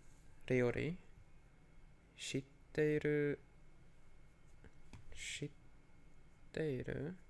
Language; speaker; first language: Japanese; non-native, learner; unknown